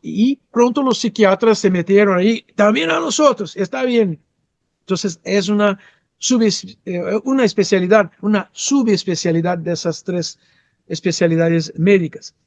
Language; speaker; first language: Spanish; non-native, fluent; Portuguese